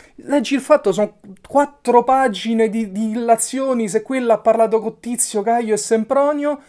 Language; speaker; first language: Italian; native; Italian